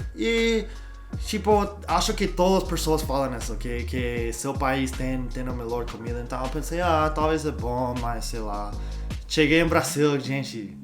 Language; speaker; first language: Portuguese; non-native, learner; English